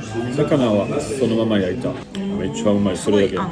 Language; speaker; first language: Japanese; non-native, fluent; French